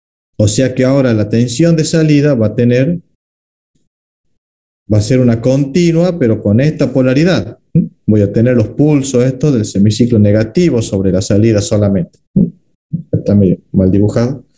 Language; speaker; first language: Spanish; native; Spanish